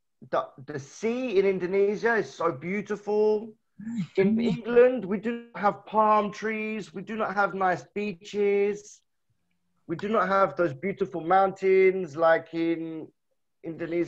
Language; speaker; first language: English; native; English